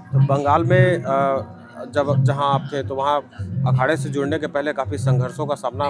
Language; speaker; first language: Hindi; native; Hindi